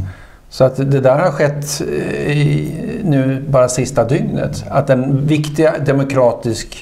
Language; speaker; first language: Swedish; native; Swedish